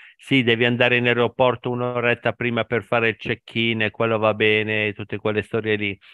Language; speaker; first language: Italian; native; Italian